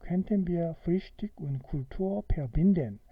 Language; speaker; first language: German; non-native, fluent; Korean